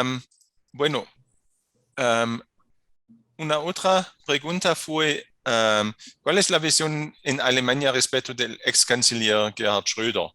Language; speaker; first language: Spanish; non-native, fluent; German